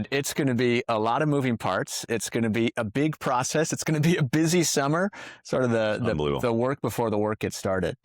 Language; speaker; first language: English; native; English